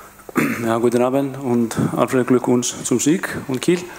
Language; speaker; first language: German; non-native, fluent; Icelandic